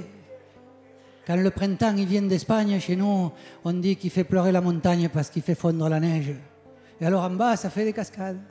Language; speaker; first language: French; native; French